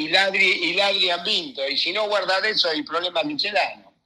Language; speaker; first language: Italian; non-native, fluent; Spanish